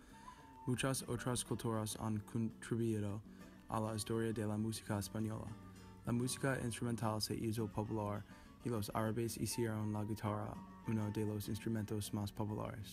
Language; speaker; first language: Spanish; non-native, learner; English